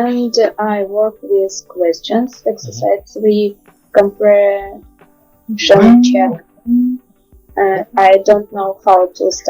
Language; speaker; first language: English; non-native, learner; Russian